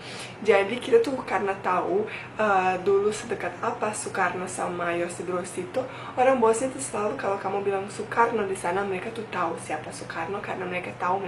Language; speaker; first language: Indonesian; non-native, fluent; Bosnian